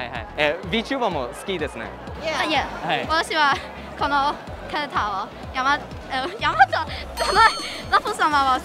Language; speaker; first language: Japanese; non-native, learner; Cantonese